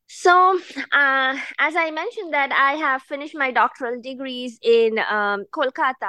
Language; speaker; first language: English; non-native, local second language; Bangla